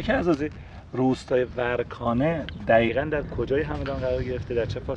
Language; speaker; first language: Persian; native; Persian